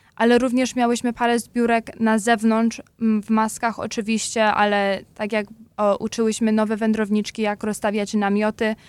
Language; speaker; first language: Polish; early bilingual, heritage; Polish